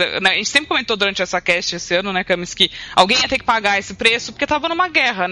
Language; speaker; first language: Portuguese; native; Portuguese